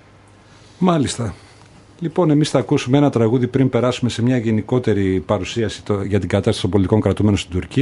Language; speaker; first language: Greek; native; Greek